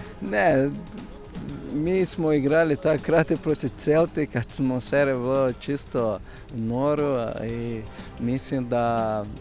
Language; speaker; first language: Slovenian; non-native, fluent; Portuguese